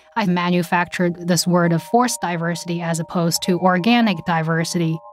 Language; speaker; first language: English; non-native, fluent; Chinese